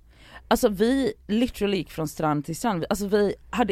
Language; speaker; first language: Swedish; native; Swedish